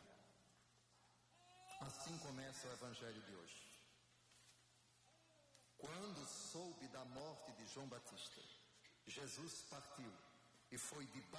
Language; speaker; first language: Portuguese; native; Portuguese